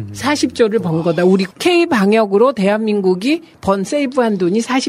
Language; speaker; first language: Korean; native; Korean